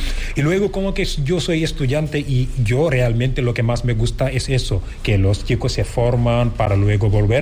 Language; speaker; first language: Spanish; non-native, fluent; Wolof